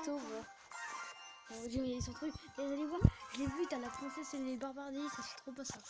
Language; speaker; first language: French; native; French